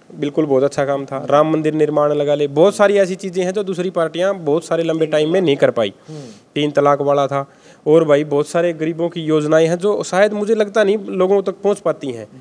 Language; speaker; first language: Hindi; native; Hindi